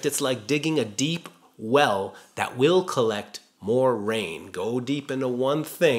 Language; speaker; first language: English; native; English